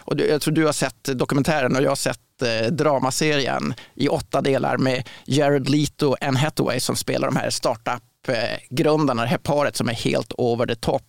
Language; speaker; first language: Swedish; native; Swedish